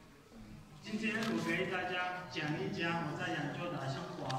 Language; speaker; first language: Chinese; non-native, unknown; Arabic